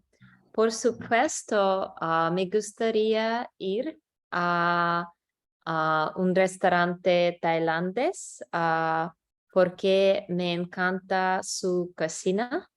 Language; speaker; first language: Spanish; non-native, learner; English